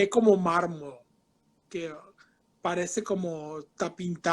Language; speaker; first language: Portuguese; non-native, fluent; Spanish